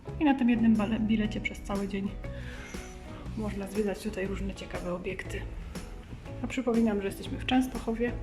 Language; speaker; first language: Polish; native; Polish